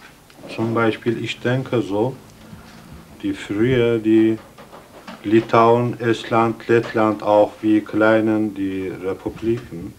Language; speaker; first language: German; non-native, learner; Adyghe